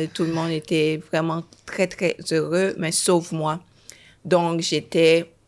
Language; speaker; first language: French; early bilingual, other home language; Haitian Creole